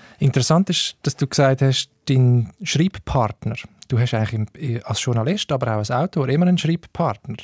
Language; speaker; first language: German; native; German